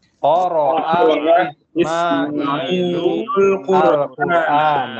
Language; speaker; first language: Arabic; non-native, learner; Indonesian